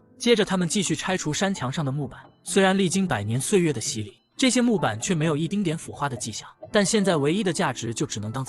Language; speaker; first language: Chinese; native; Chinese